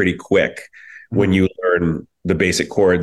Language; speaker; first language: English; native; English